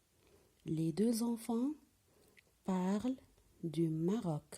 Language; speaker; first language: French; non-native, local second language; Arabic